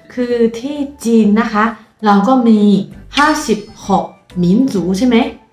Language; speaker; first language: Thai; non-native, fluent; Chinese